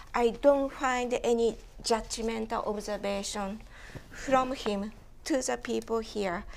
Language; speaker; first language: English; non-native, fluent; Japanese